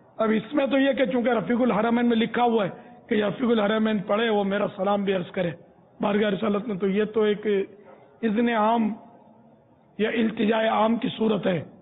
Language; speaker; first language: Urdu; non-native, local second language; Gujarati